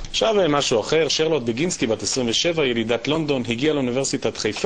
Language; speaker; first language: Hebrew; native; Hebrew